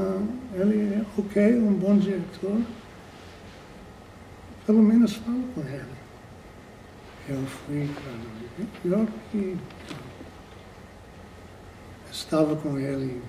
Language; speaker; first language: Portuguese; non-native, fluent; English